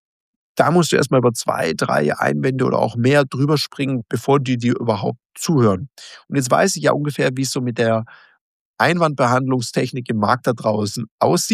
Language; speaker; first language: German; native; German